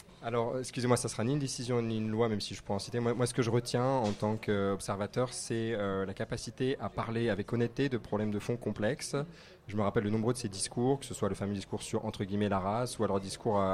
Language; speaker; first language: French; native; French